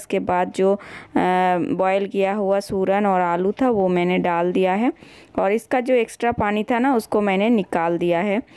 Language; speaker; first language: Hindi; non-native, local second language; Bangla